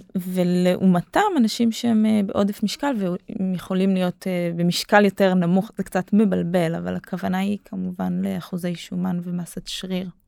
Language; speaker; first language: Hebrew; native; Hebrew